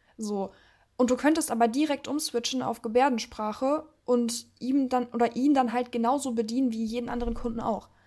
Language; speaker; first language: German; early bilingual, other home language; Russian